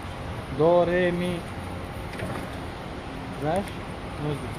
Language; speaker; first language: Russian; non-native, learner; Bulgarian